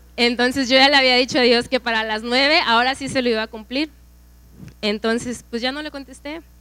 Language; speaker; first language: Spanish; native; Spanish